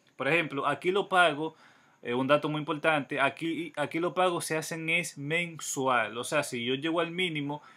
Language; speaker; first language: Spanish; native; Spanish